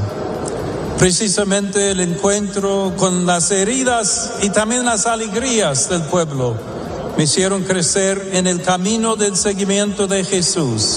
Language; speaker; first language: Spanish; non-native, fluent; English